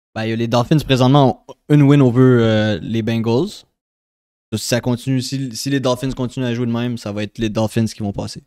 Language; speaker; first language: French; native; French